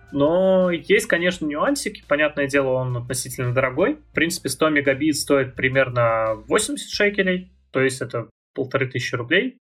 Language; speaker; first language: Russian; native; Russian